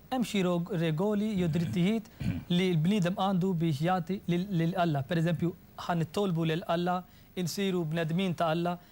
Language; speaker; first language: Maltese; non-native, fluent; Urdu